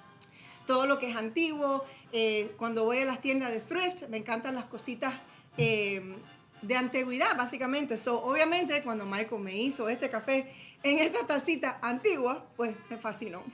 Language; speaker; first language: Spanish; early bilingual, heritage; Spanish